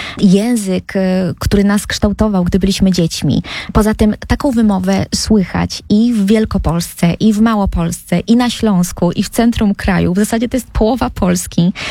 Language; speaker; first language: Polish; native; Polish